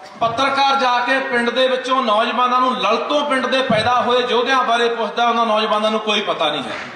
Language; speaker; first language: Punjabi; native; Punjabi